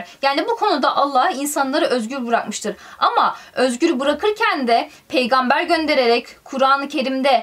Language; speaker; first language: Turkish; native; Turkish